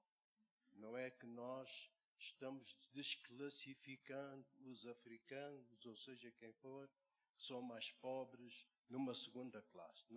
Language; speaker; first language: Portuguese; native; Portuguese